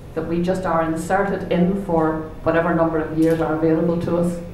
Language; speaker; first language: English; native; English